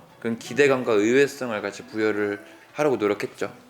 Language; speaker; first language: Korean; native; Korean